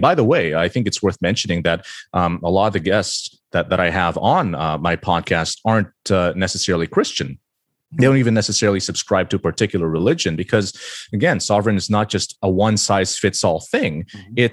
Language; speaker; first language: English; non-native, local second language; Filipino